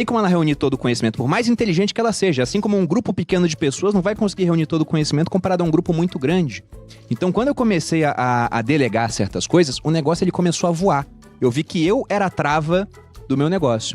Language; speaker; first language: Portuguese; native; Portuguese